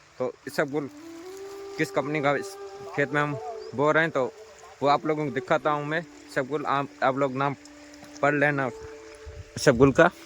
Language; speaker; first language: Hindi; non-native, local second language; Marwari